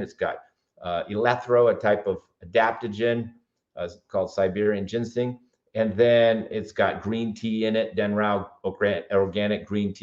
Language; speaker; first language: English; native; English